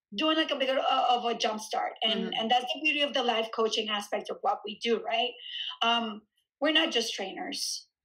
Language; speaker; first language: English; early bilingual, other home language; Spanish